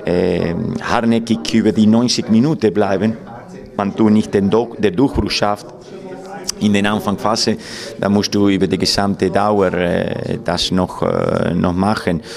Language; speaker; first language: German; non-native, fluent; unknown